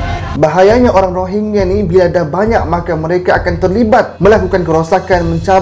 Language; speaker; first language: Malay; native; Malay